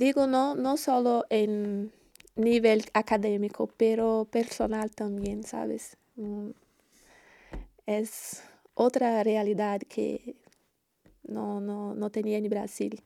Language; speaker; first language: Spanish; non-native, learner; Portuguese